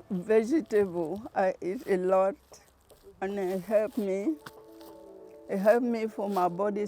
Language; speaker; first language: English; non-native, learner; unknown